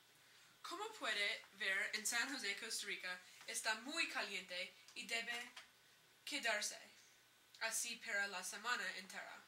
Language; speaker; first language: Spanish; non-native, learner; English